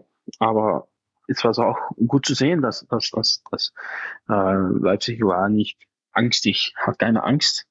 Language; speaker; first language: German; non-native, fluent; Dutch